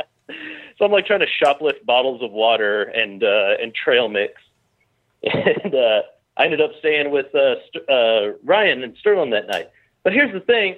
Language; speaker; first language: English; native; English